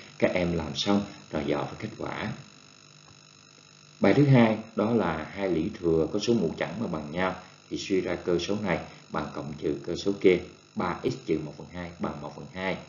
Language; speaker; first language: Vietnamese; native; Vietnamese